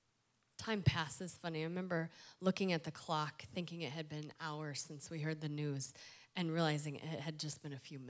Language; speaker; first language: English; native; English